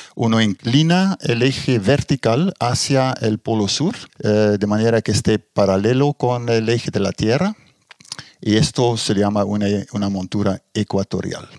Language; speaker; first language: Spanish; non-native, fluent; Dutch